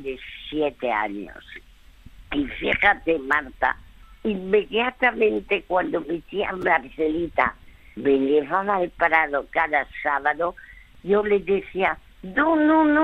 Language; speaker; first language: Spanish; early bilingual, other home language; French